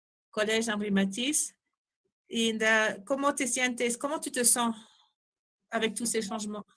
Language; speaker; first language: French; non-native, fluent; Spanish